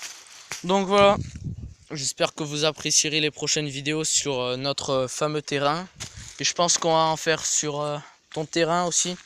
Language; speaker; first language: French; native; French